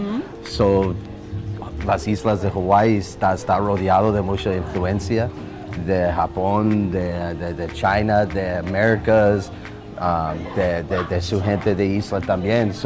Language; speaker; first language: Spanish; non-native, learner; English